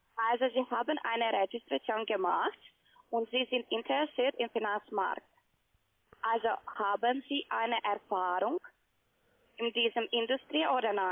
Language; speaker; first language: German; non-native, learner; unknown